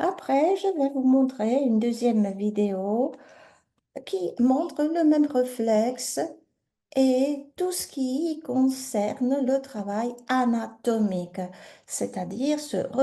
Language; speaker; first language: French; native; French